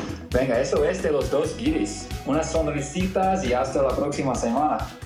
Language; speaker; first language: Spanish; non-native, fluent; English